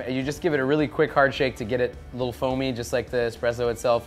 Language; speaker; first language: English; native; English